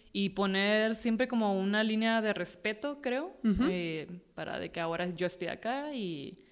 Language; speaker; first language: Spanish; native; Spanish